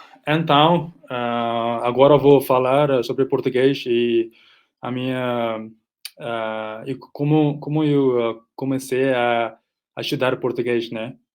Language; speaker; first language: Portuguese; non-native, fluent; Nepali